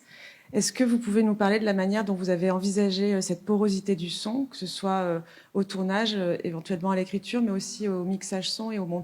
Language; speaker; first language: French; native; French